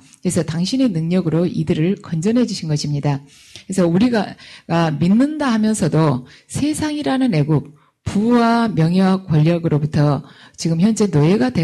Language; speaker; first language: Korean; native; Korean